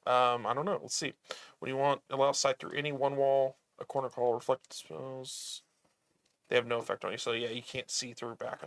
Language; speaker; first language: English; native; English